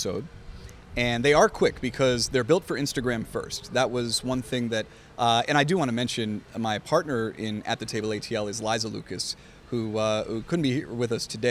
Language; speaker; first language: English; native; English